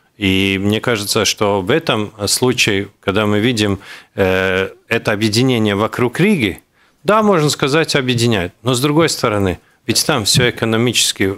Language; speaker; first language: Russian; non-native, local second language; Latvian